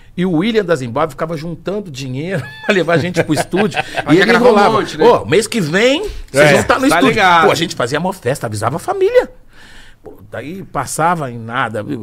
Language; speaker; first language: Portuguese; native; Portuguese